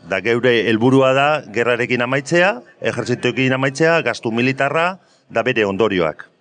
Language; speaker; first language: Basque; native; Basque